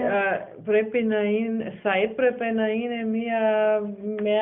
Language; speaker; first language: Greek; non-native, learner; German